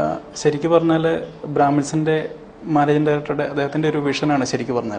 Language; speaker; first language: Malayalam; native; Malayalam